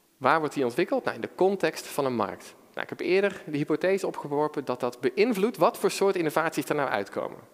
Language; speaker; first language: Dutch; native; Dutch